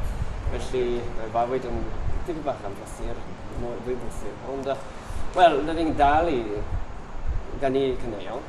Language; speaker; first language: Welsh; non-native, learner; Japanese